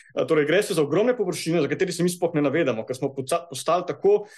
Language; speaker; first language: Slovenian; native; Slovenian